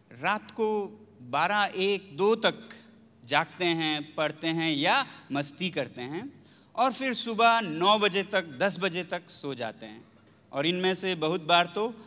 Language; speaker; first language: Hindi; non-native, local second language; Ladakhi